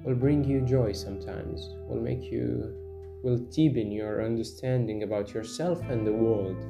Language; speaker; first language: English; non-native, fluent; Arabic